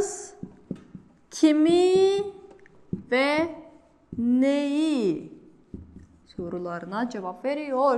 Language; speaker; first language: Turkish; non-native, fluent; Kazakh